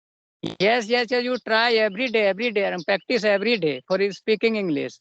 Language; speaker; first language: English; non-native, learner; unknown